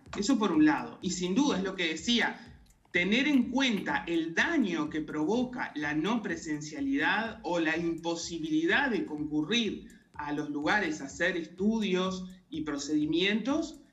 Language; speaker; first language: Spanish; native; Spanish